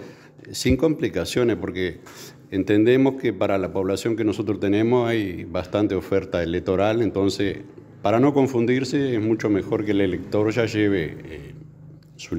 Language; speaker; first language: Spanish; native; Spanish